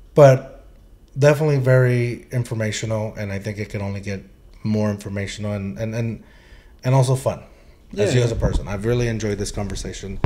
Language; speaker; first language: English; early bilingual, heritage; Spanish